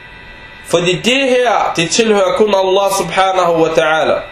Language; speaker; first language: Danish; non-native, fluent; Arabic